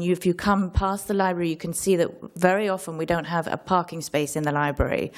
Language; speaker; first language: English; native; English